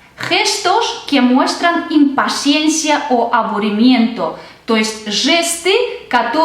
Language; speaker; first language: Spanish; non-native, fluent; Russian